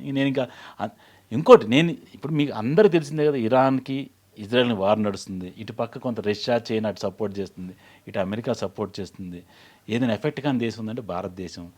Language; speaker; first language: Telugu; native; Telugu